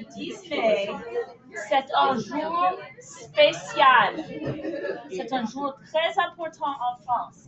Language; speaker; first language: French; non-native, fluent; English